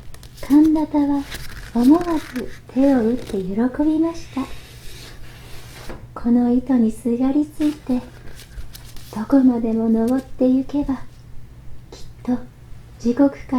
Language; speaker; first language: Japanese; native; Japanese